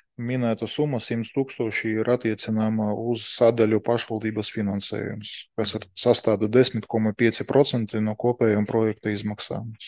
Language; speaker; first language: Latvian; non-native, local second language; Russian